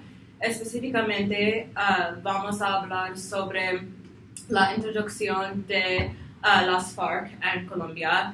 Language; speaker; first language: Spanish; non-native, learner; English